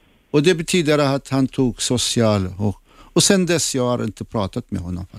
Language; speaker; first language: Swedish; non-native, fluent; Assyrian Neo-Aramaic